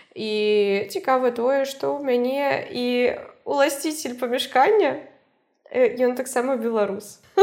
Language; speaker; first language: Belarusian; native; Belarusian